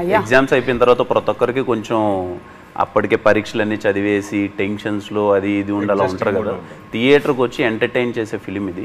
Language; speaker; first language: Telugu; native; Telugu